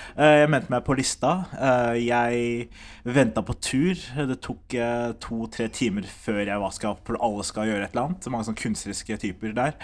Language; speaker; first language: Norwegian; early bilingual, other home language; Somali